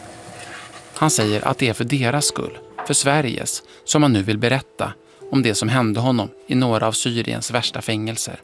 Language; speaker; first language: Swedish; native; Swedish